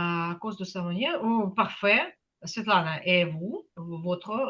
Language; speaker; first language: French; non-native, fluent; Ukrainian